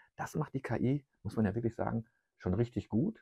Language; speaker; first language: German; native; German